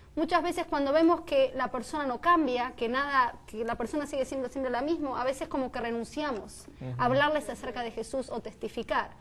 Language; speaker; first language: Spanish; native; Spanish